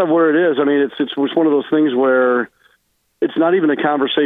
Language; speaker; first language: English; native; English